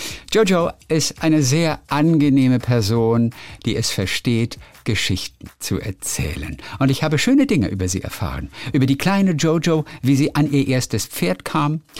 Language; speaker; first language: German; native; German